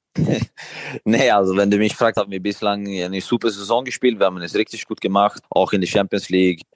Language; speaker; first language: German; non-native, fluent; Swedish